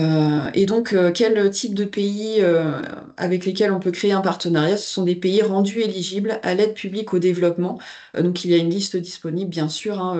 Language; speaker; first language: French; native; French